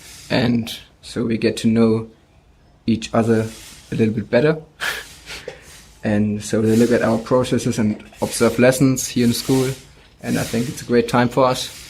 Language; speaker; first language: English; non-native, fluent; German